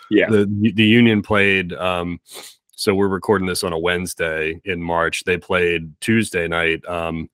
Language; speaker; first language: English; native; English